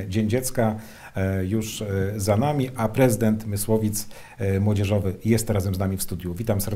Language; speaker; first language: Polish; native; Polish